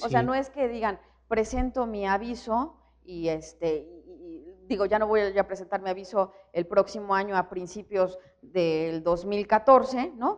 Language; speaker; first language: Spanish; native; Spanish